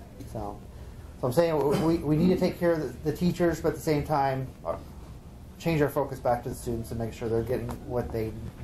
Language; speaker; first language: English; native; English